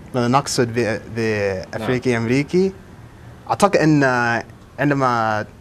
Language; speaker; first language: Arabic; non-native, fluent; English